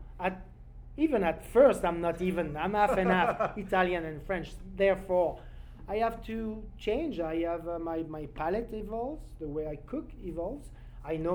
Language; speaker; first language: English; non-native, fluent; French